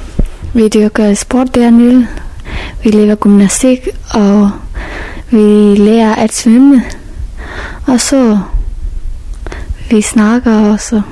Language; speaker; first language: Danish; non-native, learner; Persian